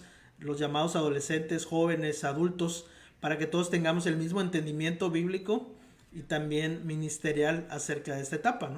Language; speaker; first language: Spanish; native; Spanish